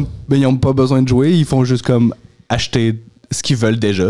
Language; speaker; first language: French; native; French